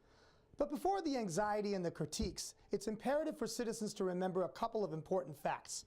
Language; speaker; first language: English; native; English